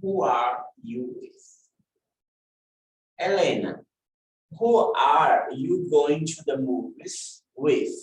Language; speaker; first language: English; non-native, fluent; Portuguese